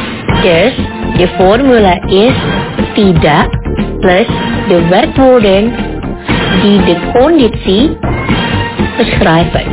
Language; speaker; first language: Dutch; non-native, learner; Indonesian